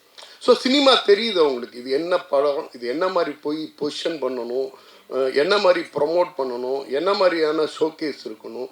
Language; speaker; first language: Tamil; native; Tamil